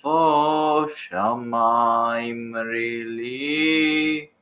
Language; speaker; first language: Hebrew; non-native, learner; English